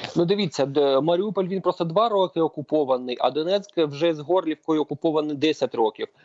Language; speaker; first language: Ukrainian; non-native, local second language; Russian